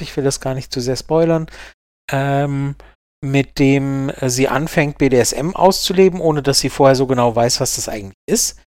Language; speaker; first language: German; native; German